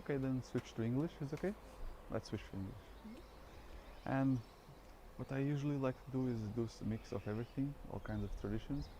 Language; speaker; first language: English; non-native, fluent; Latvian